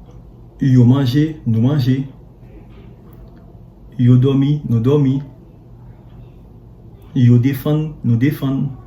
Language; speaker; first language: French; non-native, learner; Haitian Creole